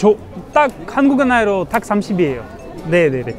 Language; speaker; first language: Korean; non-native, fluent; Russian